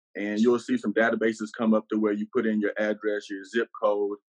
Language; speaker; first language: English; native; English